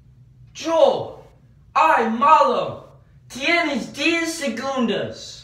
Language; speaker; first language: Spanish; non-native, learner; English